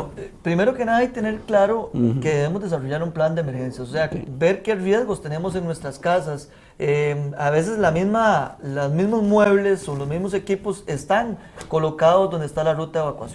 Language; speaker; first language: Spanish; native; Spanish